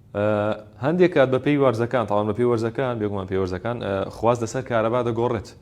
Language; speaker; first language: Central Kurdish; native; Central Kurdish